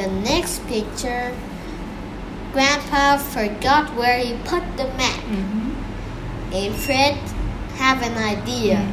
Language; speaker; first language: English; non-native, learner; Vietnamese